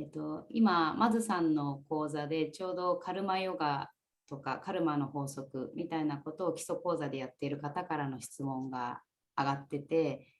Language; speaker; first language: Japanese; native; Japanese